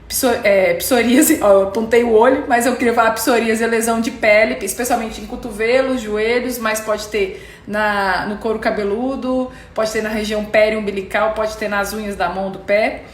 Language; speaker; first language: Portuguese; native; Portuguese